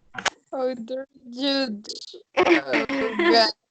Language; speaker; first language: English; non-native, learner; Spanish